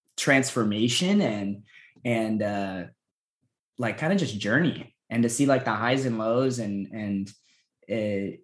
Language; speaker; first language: English; native; English